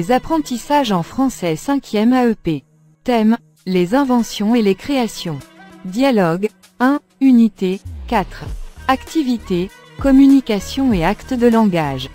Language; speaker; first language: French; non-native, local second language; Arabic